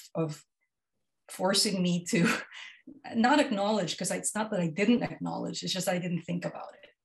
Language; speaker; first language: English; non-native, local second language; Filipino